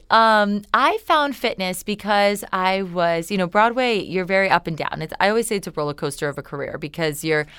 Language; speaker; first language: English; native; English